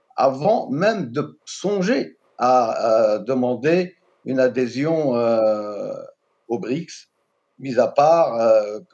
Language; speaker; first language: French; non-native, local second language; Arabic